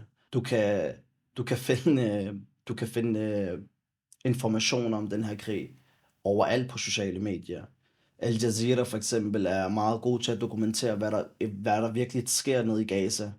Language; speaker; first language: Danish; early bilingual, other home language; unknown